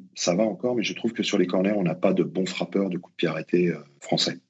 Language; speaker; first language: French; native; French